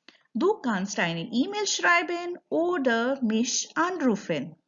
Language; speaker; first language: German; non-native, fluent; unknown